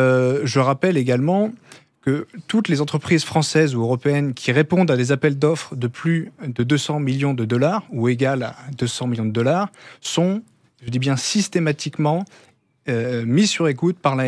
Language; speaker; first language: French; native; French